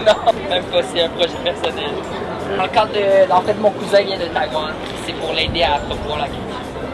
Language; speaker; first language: French; native; French